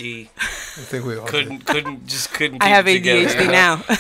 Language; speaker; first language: English; native; English